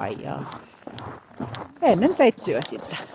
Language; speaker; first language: Finnish; non-native, learner; Filipino